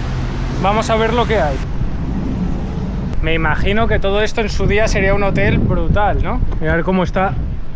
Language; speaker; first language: Spanish; native; Spanish